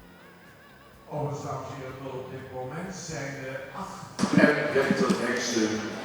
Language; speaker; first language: Dutch; native; Dutch